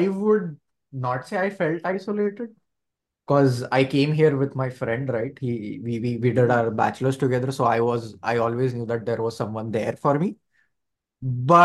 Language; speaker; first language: English; non-native, local second language; Marathi